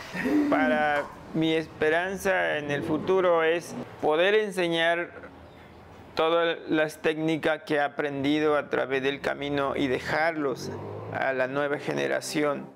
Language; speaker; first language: Spanish; non-native, local second language; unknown